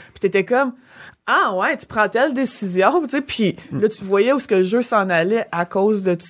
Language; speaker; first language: French; native; French